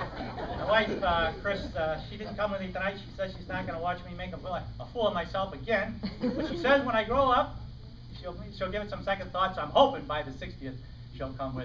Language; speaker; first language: English; native; English